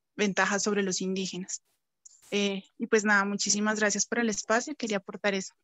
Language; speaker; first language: Spanish; native; Spanish